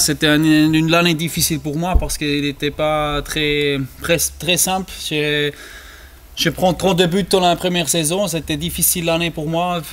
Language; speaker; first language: French; non-native, learner; German